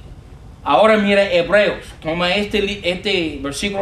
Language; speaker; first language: Spanish; non-native, fluent; English